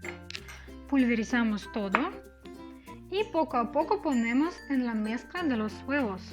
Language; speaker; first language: Spanish; non-native, fluent; Russian